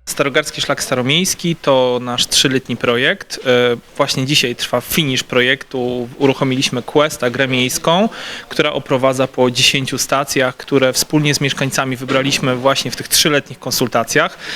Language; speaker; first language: Polish; native; Polish